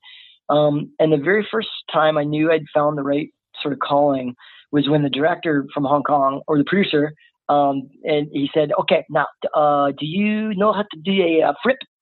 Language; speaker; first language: English; native; English